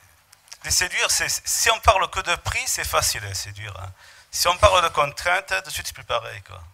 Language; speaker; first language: French; native; French